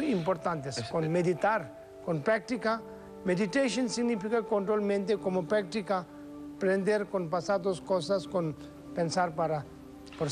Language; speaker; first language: Spanish; non-native, learner; Tibetan